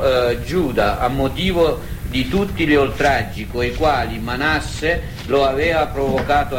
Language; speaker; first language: Italian; native; Italian